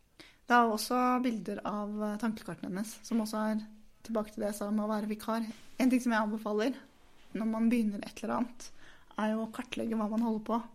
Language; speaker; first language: Norwegian; native; Norwegian